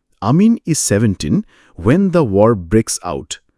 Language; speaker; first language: English; non-native, local second language; Bangla